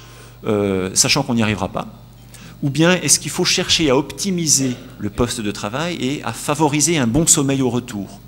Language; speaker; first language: French; native; French